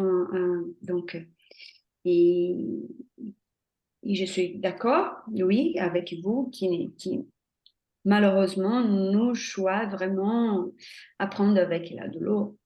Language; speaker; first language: French; non-native, fluent; Portuguese